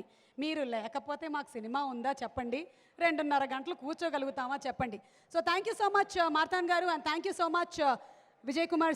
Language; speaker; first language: Telugu; native; Telugu